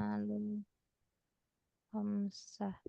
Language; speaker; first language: Arabic; non-native, fluent; Indonesian